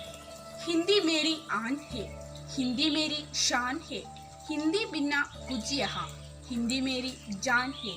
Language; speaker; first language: Hindi; non-native, local second language; Malayalam